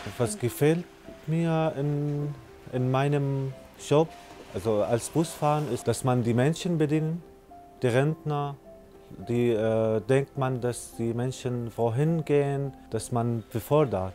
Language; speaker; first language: German; non-native, learner; Arabic